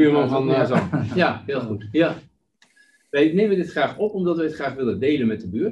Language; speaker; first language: Dutch; native; Dutch